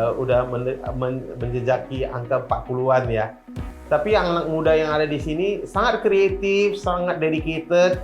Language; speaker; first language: Indonesian; non-native, fluent; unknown